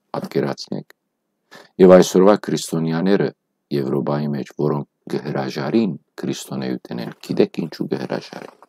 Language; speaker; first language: Armenian; native; Armenian